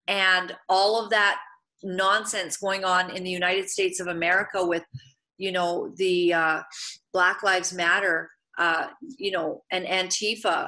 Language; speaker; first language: English; native; English